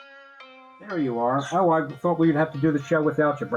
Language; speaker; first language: English; native; English